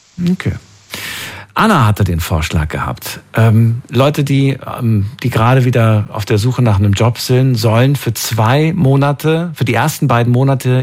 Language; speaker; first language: German; native; German